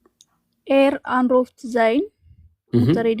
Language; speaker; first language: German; non-native, learner; Amharic